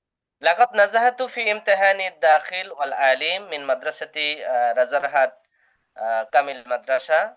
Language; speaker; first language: Arabic; non-native, learner; Bangla